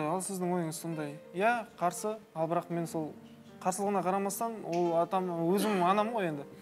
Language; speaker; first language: Kazakh; native; Kazakh